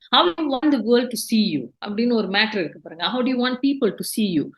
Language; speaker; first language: Tamil; early bilingual, heritage; Tamil